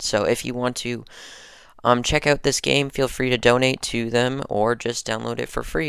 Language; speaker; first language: English; native; English